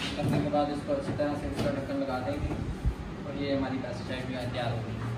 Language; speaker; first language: Urdu; non-native, local second language; Punjabi